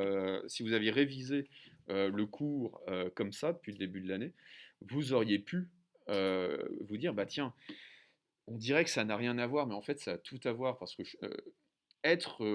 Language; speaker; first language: French; native; French